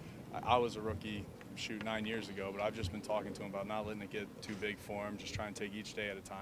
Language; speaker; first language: English; native; English